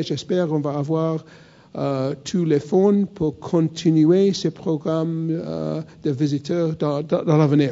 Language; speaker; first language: French; non-native, fluent; English